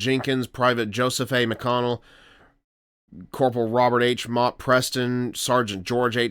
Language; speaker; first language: English; native; English